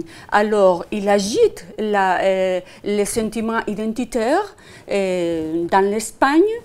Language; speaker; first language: French; non-native, fluent; Spanish